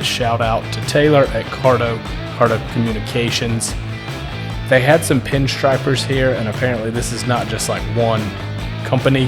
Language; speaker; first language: English; native; English